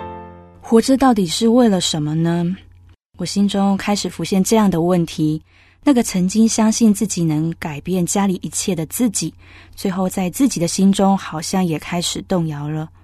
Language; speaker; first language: Chinese; native; Chinese